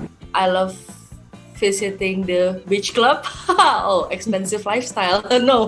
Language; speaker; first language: English; non-native, learner; Indonesian